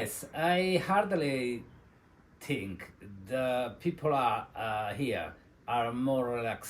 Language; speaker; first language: English; non-native, learner; Italian